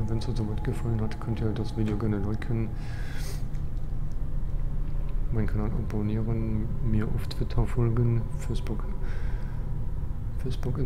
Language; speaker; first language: German; native; German